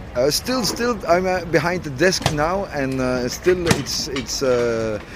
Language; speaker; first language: English; non-native, learner; French